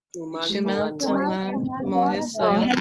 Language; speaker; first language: Korean; non-native, learner; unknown